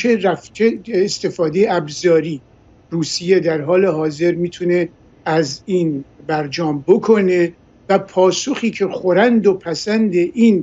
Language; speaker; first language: Persian; native; Persian